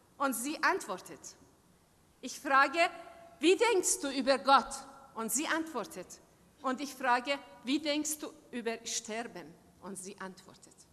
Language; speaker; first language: German; non-native, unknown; Persian